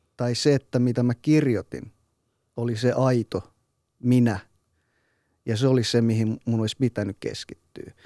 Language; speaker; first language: Finnish; early bilingual, other home language; Persian